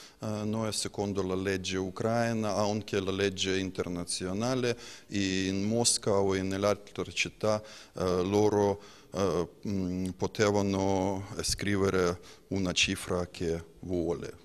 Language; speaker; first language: Italian; non-native, learner; Ukrainian